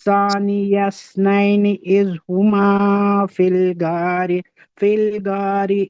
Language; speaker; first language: Arabic; non-native, learner; Urdu